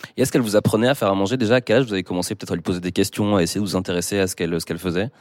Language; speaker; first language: French; native; French